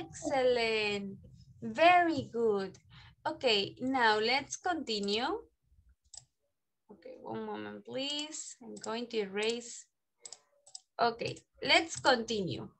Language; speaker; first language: English; non-native, learner; Spanish